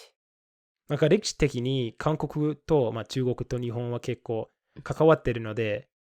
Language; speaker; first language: Japanese; non-native, fluent; English